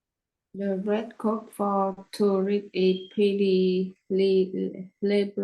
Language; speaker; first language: English; non-native, learner; Vietnamese